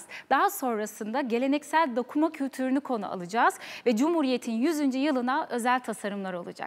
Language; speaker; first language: Turkish; native; Turkish